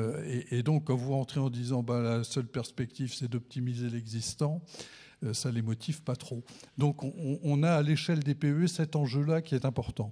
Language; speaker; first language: French; native; French